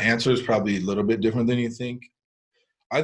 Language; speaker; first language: English; early bilingual, other home language; Spanish